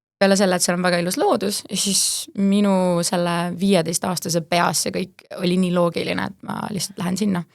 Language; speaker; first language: Estonian; native; Estonian